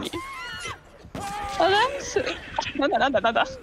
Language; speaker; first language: Japanese; native; Japanese